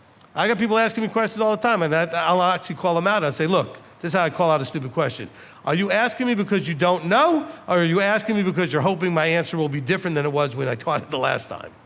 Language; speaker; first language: English; native; English